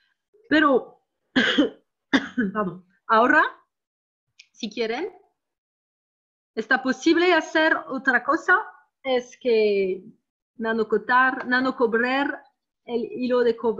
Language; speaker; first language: Spanish; non-native, learner; French